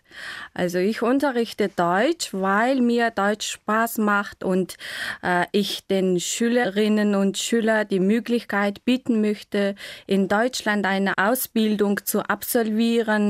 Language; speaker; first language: German; non-native, fluent; Mongolian